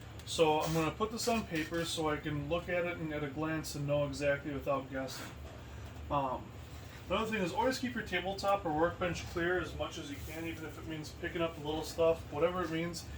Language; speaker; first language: English; native; English